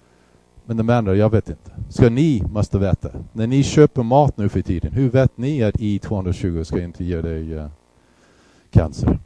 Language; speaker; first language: Swedish; non-native, fluent; English